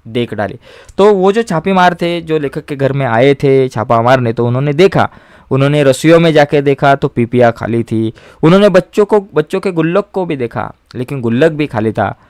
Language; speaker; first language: Hindi; non-native, local second language; Marathi